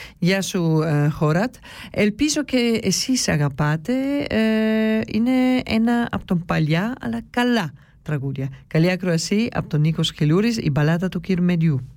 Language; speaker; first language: Greek; early bilingual, heritage; Greek